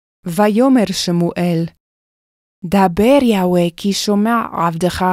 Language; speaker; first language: Hebrew; non-native, fluent; English